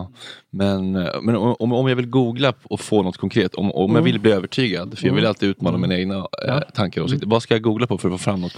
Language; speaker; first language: Swedish; native; Swedish